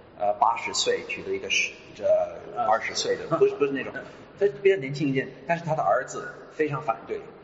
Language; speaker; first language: Chinese; non-native, fluent; English